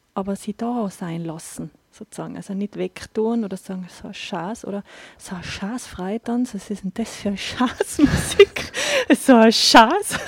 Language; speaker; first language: German; native; German